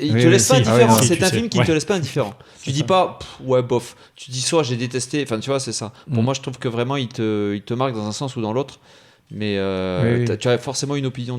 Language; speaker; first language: French; native; French